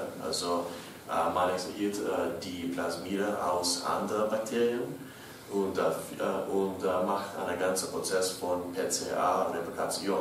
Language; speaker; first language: German; non-native, learner; English